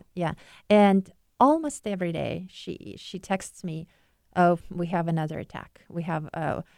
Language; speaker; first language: English; non-native, fluent; Ukrainian